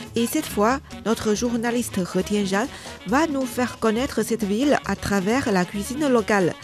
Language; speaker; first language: French; non-native, fluent; Ukrainian